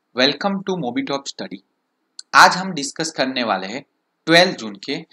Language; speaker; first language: Hindi; non-native, local second language; Gujarati